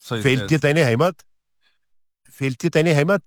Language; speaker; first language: German; native; German